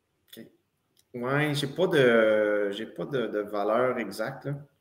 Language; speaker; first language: French; native; French